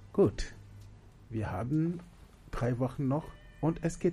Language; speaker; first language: German; non-native, learner; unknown